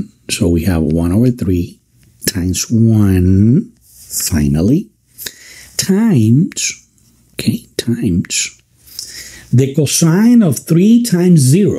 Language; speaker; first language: English; non-native, fluent; Spanish